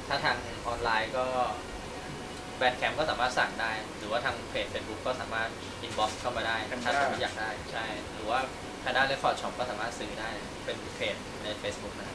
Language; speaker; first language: Thai; native; Thai